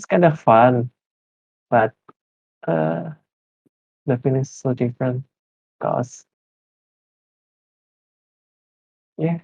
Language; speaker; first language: English; non-native, learner; Indonesian